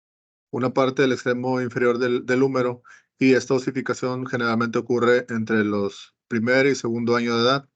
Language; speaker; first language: Spanish; native; Spanish